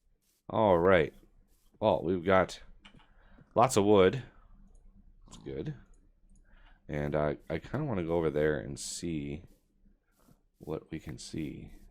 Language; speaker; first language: English; native; English